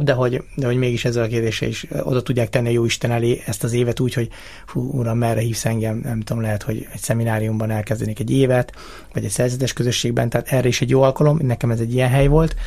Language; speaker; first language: Hungarian; native; Hungarian